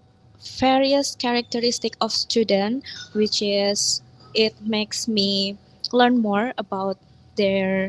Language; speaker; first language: English; non-native, learner; Indonesian